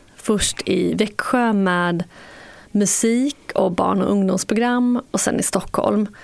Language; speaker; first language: Swedish; native; Swedish